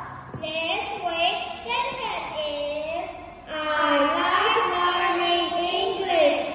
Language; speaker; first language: English; non-native, learner; Chinese